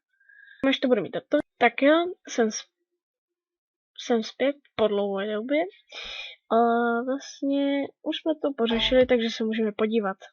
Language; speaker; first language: Czech; native; Czech